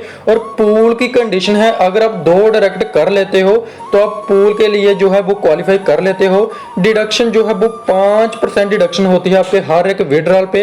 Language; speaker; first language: Hindi; native; Hindi